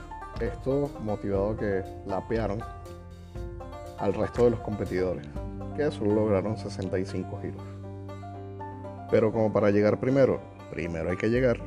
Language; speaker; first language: Spanish; native; Spanish